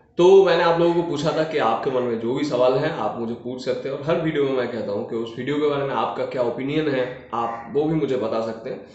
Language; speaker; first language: Hindi; non-native, local second language; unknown